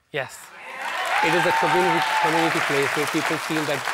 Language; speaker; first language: English; non-native, local second language; Punjabi